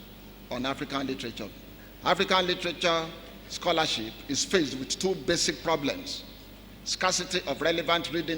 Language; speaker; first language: English; non-native, local second language; Yoruba